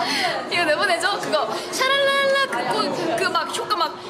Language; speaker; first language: Korean; native; Korean